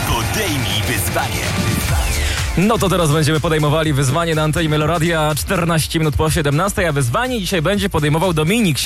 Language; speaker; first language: Polish; native; Polish